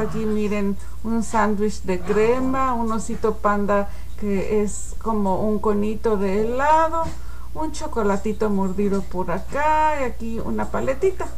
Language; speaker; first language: Spanish; native; Spanish